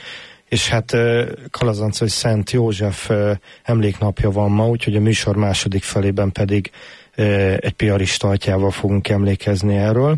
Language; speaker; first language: Hungarian; native; Hungarian